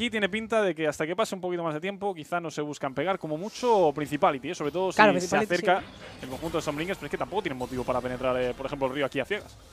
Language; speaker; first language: Spanish; native; Spanish